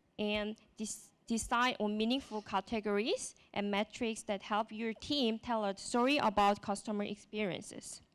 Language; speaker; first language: English; non-native, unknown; Korean